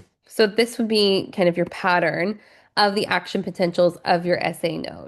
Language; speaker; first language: English; native; English